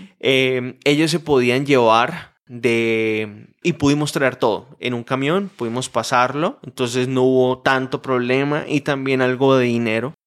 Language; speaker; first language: Spanish; native; Spanish